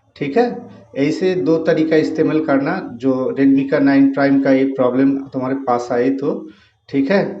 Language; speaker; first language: Hindi; non-native, local second language; Bangla